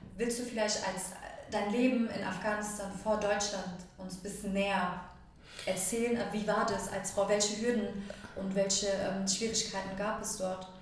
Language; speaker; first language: German; early bilingual, other home language; Persian